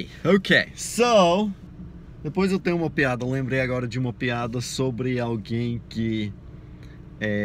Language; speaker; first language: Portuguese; non-native, fluent; English